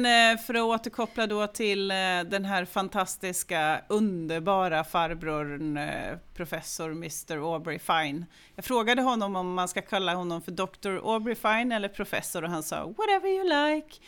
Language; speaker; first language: Swedish; native; Swedish